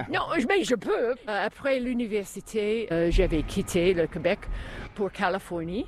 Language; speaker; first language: French; non-native, fluent; English